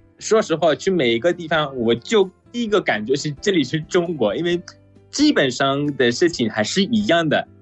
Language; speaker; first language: Chinese; non-native, fluent; Persian